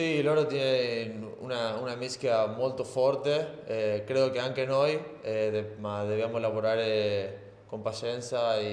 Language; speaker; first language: Italian; non-native, learner; Spanish